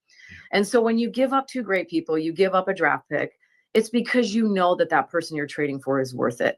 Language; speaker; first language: English; native; English